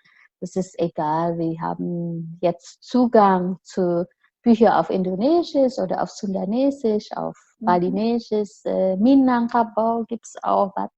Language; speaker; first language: German; non-native, fluent; Indonesian